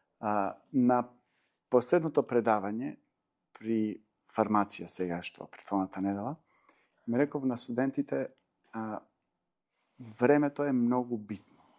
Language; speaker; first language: Macedonian; non-native, local second language; Albanian